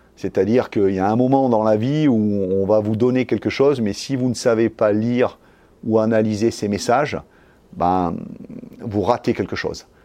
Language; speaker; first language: French; native; French